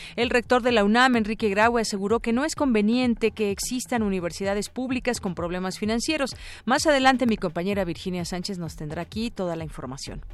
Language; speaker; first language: Spanish; native; Spanish